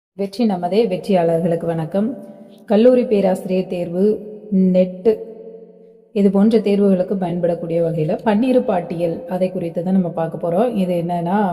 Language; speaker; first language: Tamil; native; Tamil